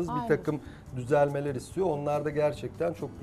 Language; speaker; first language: Turkish; native; Turkish